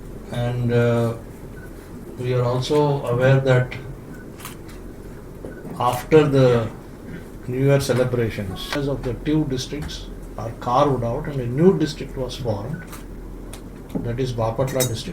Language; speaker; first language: English; non-native, local second language; Telugu